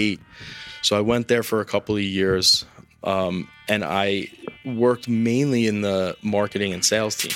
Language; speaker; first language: English; native; English